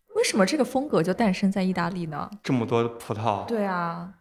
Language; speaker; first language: Chinese; native; Chinese